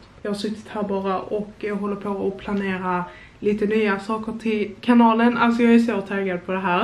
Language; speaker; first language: Swedish; native; Swedish